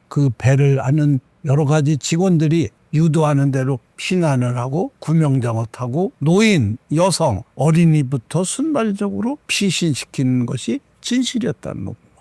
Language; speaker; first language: Korean; native; Korean